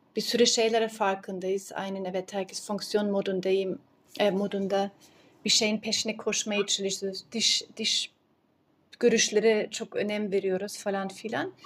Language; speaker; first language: Turkish; early bilingual, heritage; Turkish